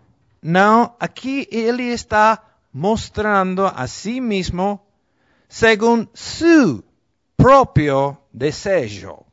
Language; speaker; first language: Portuguese; non-native, fluent; Spanish